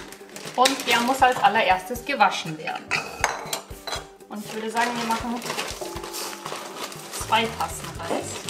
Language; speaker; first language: German; native; German